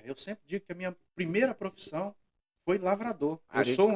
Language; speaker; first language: Portuguese; native; Portuguese